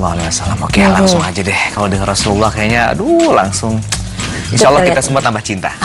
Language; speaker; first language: Indonesian; native; Indonesian